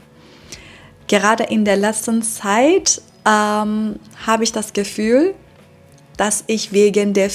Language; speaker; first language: German; non-native, fluent; Persian